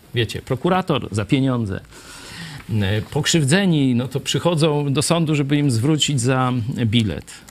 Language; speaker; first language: Polish; native; Polish